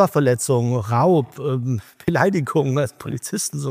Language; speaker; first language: German; early bilingual, other home language; Urdu